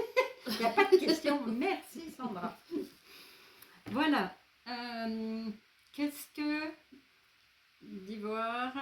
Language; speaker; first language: French; native; French